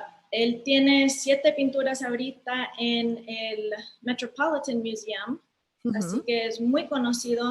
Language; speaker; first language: Spanish; early bilingual, heritage; Spanish